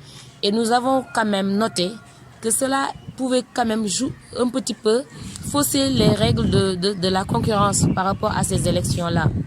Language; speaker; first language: French; non-native, local second language; Wolof